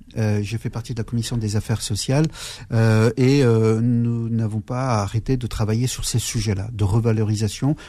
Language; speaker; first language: French; early bilingual, other home language; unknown